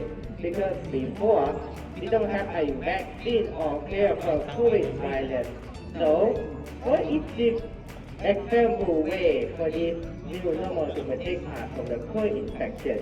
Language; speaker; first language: English; non-native, learner; Thai